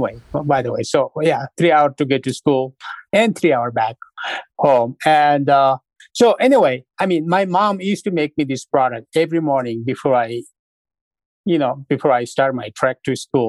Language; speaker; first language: English; non-native, fluent; Sherpa